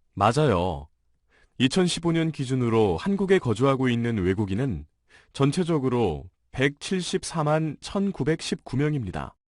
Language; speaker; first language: Korean; native; Korean